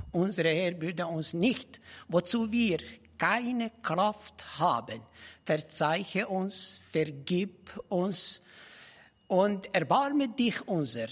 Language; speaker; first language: German; non-native, fluent; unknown